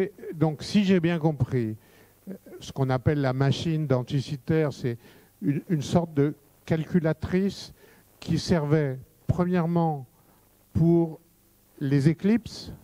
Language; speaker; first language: French; native; French